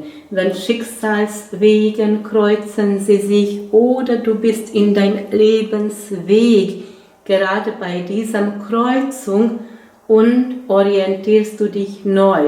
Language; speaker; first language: German; non-native, fluent; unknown